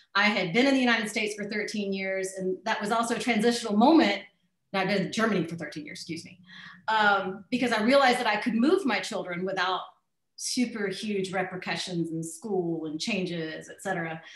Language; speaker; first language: English; native; English